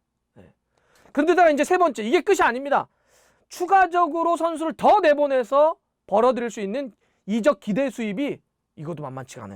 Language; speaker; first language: Korean; native; Korean